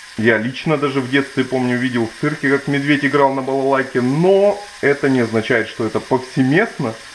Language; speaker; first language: Russian; native; Russian